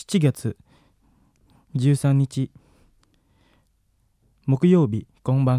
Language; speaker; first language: Japanese; non-native, fluent; Indonesian